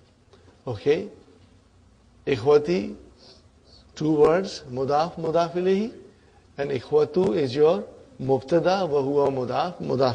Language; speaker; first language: Arabic; non-native, fluent; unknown